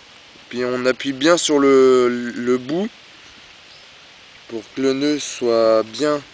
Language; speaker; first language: French; native; French